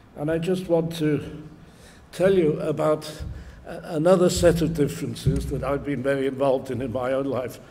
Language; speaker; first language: English; native; English